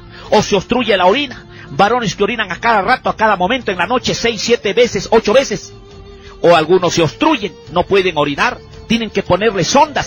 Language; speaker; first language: Spanish; native; Spanish